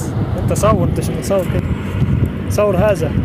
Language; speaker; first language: Arabic; native; Arabic